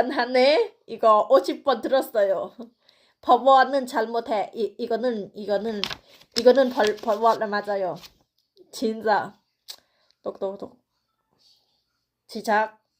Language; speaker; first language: Korean; non-native, learner; Thai